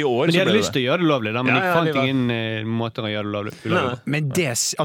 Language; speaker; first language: Norwegian; native; Norwegian